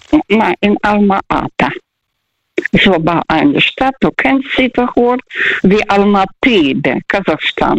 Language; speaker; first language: German; non-native, learner; Russian